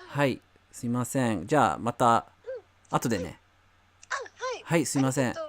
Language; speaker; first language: Japanese; non-native, fluent; English